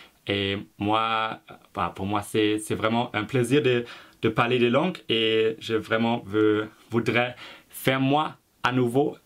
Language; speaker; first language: French; non-native, fluent; German